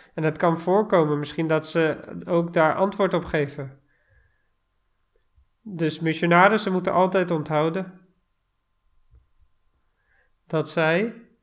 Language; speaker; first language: Dutch; non-native, fluent; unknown